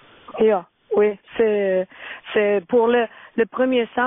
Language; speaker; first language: French; non-native, learner; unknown